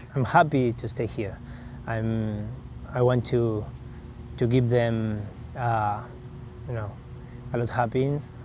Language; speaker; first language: English; non-native, learner; Spanish